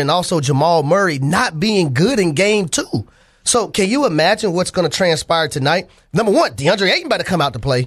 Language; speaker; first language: English; native; English